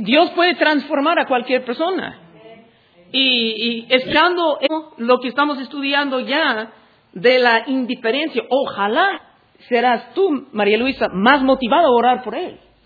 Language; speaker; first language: Spanish; non-native, fluent; English